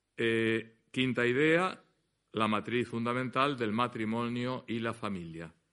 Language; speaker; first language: Spanish; native; Spanish